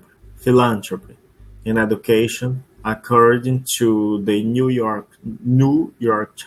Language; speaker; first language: English; non-native, learner; Portuguese